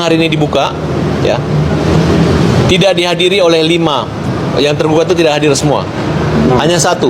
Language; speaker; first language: Indonesian; native; Indonesian